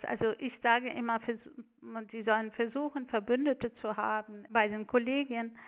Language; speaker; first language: German; non-native, fluent; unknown